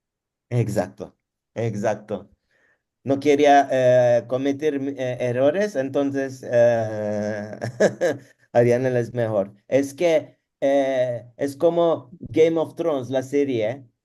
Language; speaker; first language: Spanish; non-native, learner; Turkish